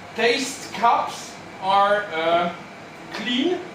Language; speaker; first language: English; non-native, learner; Polish